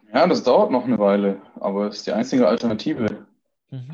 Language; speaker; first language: German; early bilingual, other home language; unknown